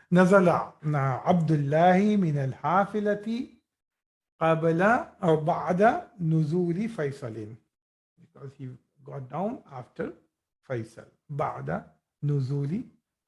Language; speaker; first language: Arabic; non-native, fluent; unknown